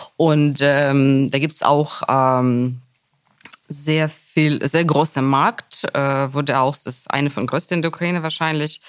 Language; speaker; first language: German; non-native, fluent; Ukrainian